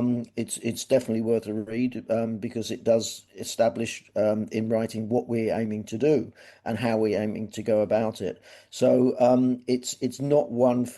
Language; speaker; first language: English; native; English